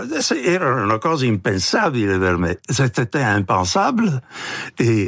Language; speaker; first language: French; non-native, fluent; Italian